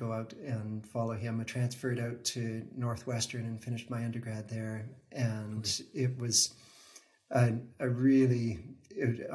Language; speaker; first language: English; native; English